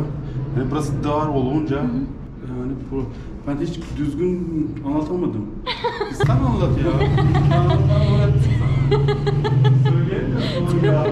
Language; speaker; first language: Turkish; non-native, learner; Persian